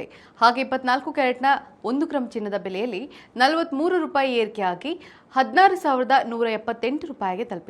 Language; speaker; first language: Kannada; native; Kannada